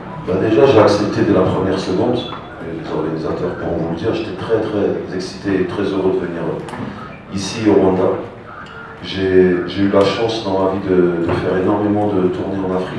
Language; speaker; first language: French; native; French